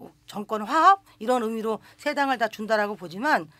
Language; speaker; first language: Korean; native; Korean